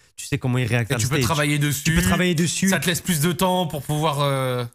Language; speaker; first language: French; native; French